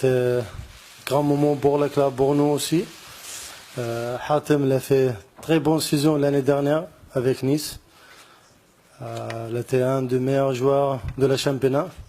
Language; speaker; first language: French; non-native, learner; Arabic